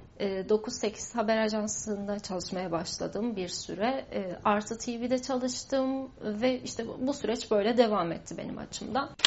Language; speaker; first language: Turkish; non-native, local second language; Kurdish